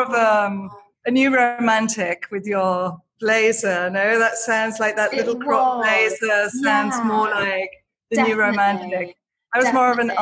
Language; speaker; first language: English; native; English